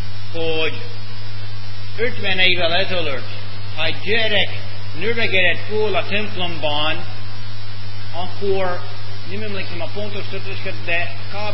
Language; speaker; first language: Hungarian; non-native, fluent; English